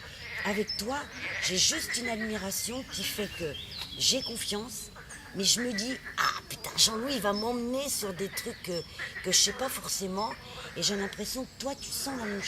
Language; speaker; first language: French; native; French